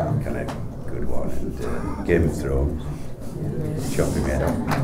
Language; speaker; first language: English; native; English